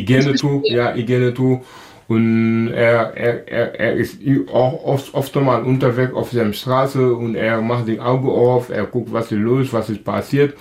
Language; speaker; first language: German; non-native, local second language; Wolof